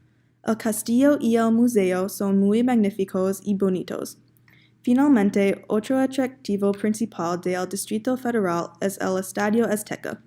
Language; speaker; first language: Spanish; non-native, learner; English